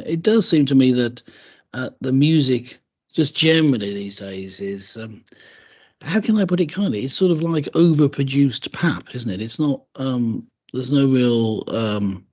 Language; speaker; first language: English; native; English